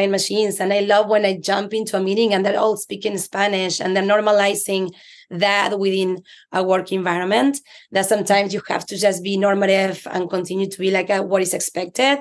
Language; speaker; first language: English; non-native, fluent; Spanish